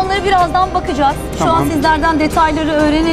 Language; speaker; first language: Turkish; native; Turkish